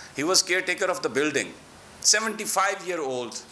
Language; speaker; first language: English; non-native, local second language; Urdu